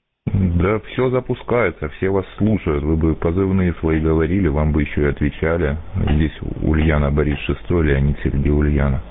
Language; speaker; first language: Russian; native; Russian